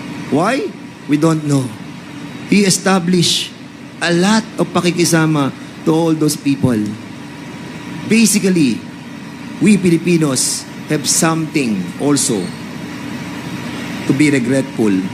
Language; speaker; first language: English; non-native, local second language; Filipino